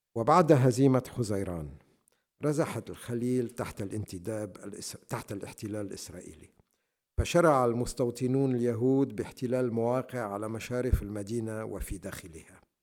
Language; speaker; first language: Arabic; native; Arabic